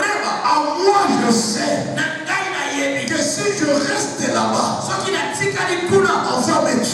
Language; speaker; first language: French; non-native, local second language; Lingala